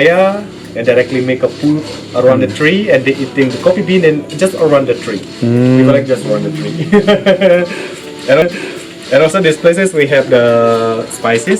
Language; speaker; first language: English; non-native, learner; Indonesian